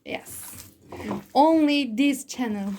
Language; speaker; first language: English; non-native, learner; Turkish